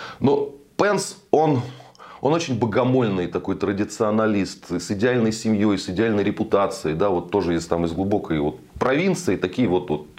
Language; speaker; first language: Russian; native; Russian